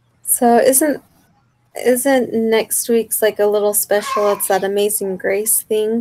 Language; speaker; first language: English; native; English